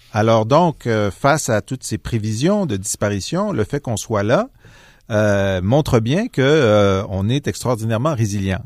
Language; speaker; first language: French; native; French